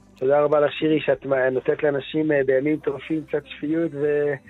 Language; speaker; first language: Hebrew; early bilingual, other home language; Dutch